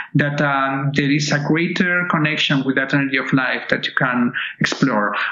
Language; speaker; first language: English; non-native, fluent; Spanish